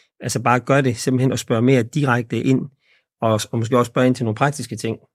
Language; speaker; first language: Danish; early bilingual, other home language; Persian